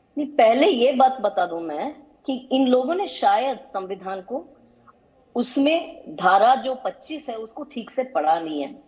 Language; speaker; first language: Hindi; non-native, local second language; Kannada